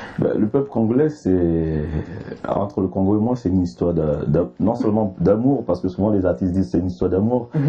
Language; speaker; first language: French; early bilingual, other home language; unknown